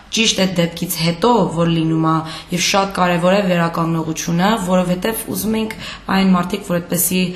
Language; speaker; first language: Armenian; early bilingual, heritage; Armenian